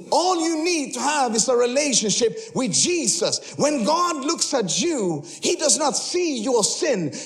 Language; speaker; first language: English; early bilingual, heritage; Spanish